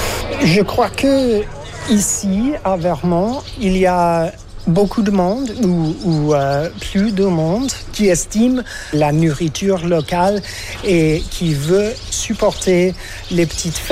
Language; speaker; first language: French; non-native, fluent; English